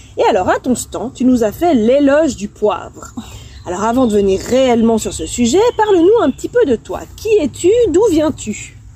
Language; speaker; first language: French; native; French